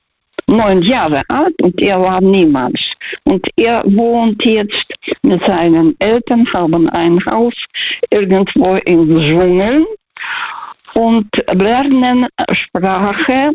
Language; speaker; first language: German; non-native, fluent; Russian